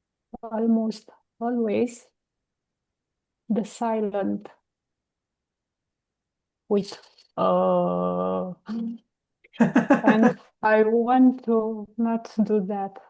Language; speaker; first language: English; non-native, learner; Romanian